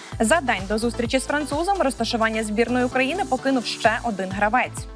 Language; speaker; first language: Ukrainian; native; Ukrainian